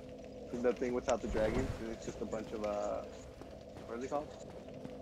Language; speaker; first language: English; native; English